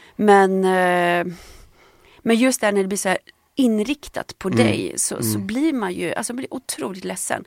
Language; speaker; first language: Swedish; early bilingual, other home language; Polish